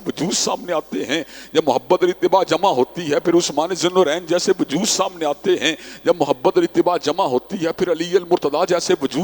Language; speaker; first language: Urdu; native; Urdu